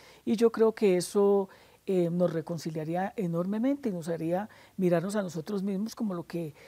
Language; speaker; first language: Spanish; native; Spanish